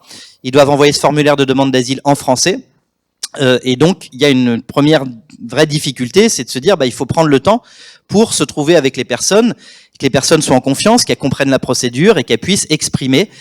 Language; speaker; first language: French; native; French